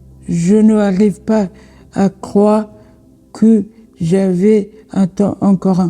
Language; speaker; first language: French; non-native, learner; Persian